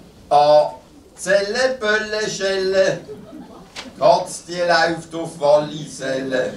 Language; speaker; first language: German; native; German